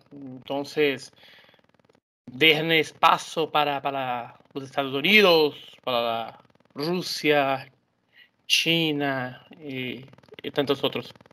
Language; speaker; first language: Spanish; non-native, learner; Portuguese